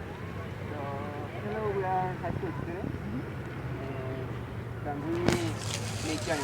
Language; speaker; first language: English; non-native, learner; Spanish